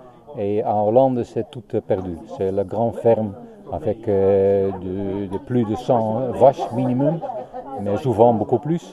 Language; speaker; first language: French; non-native, learner; Dutch